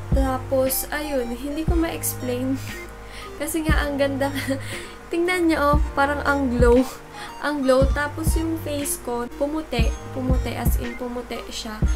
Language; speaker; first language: Filipino; native; Filipino